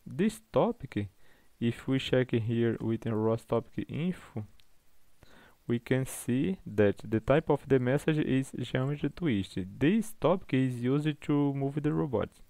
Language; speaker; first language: English; non-native, fluent; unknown